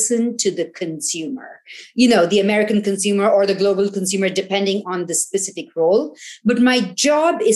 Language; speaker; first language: English; non-native, local second language; Tamil